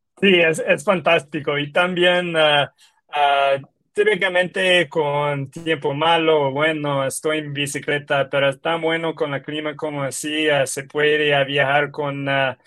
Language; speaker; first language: Spanish; non-native, learner; English